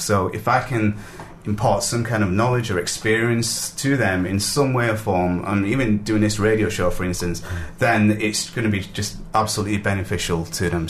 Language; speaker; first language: English; native; English